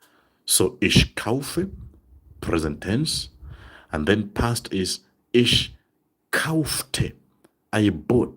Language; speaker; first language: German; non-native, fluent; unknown